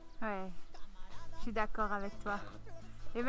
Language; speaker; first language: French; non-native, local second language; Swiss German